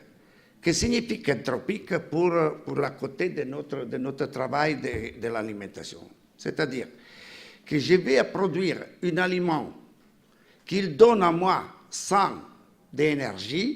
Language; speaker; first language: French; non-native, fluent; Italian